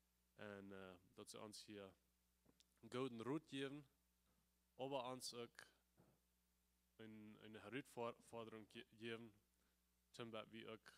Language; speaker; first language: German; non-native, learner; Plautdietsch